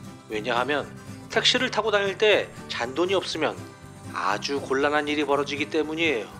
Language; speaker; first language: Korean; native; Korean